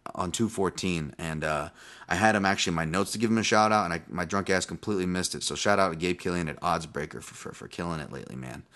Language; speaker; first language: English; native; English